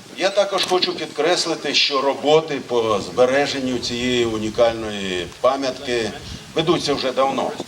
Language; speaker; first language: Ukrainian; native; Ukrainian